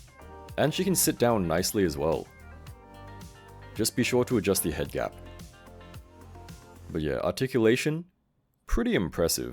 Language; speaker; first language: English; native; English